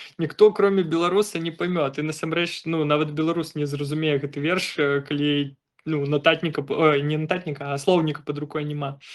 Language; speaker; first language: Belarusian; non-native, local second language; Russian